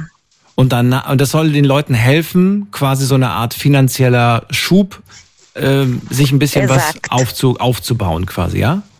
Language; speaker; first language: German; native; German